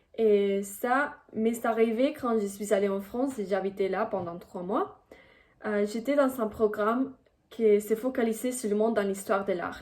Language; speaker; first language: French; non-native, fluent; Spanish